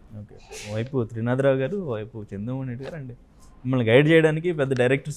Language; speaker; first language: Telugu; native; Telugu